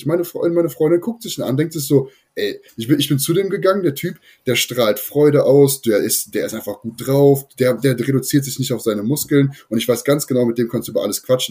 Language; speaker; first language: German; native; German